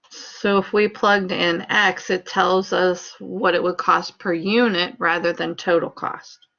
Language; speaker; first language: English; native; English